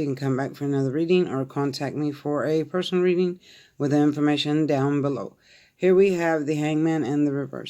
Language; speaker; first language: English; native; English